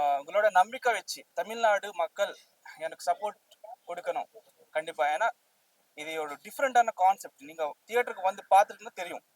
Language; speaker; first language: Tamil; non-native, learner; Telugu